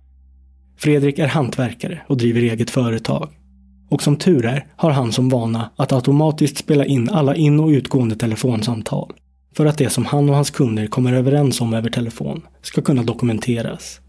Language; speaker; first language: Swedish; native; Swedish